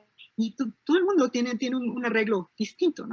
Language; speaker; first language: Spanish; native; Spanish